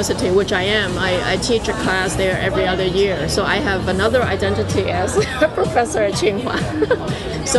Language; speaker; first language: English; non-native, local second language; Cantonese